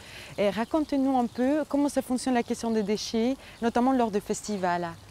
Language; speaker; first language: French; native; French